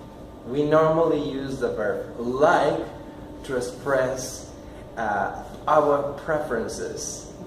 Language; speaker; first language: English; non-native, fluent; Spanish